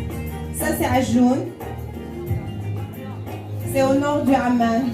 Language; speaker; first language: French; non-native, learner; Arabic